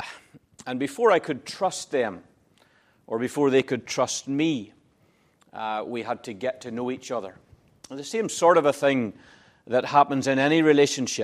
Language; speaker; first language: English; native; English